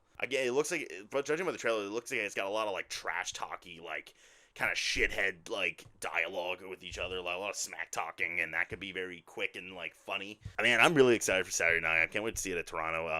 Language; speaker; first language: English; native; English